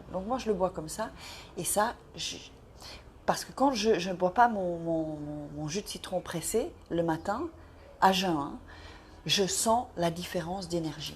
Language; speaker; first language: French; native; French